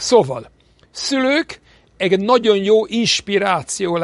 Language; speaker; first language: Hungarian; non-native, fluent; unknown